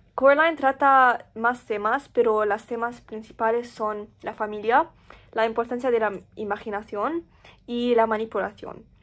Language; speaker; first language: Spanish; non-native, learner; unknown